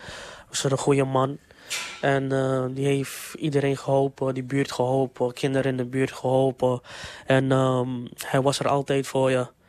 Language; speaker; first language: Dutch; non-native, local second language; English